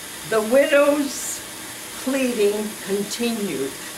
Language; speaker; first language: English; early bilingual, other home language; Ukrainian